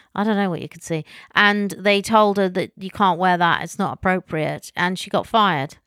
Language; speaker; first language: English; native; English